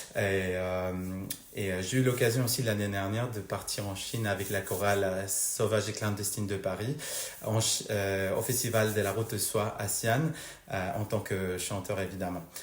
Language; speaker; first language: French; non-native, fluent; Spanish